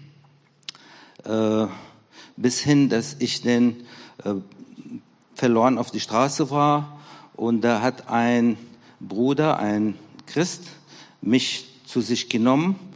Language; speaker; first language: German; non-native, fluent; Arabic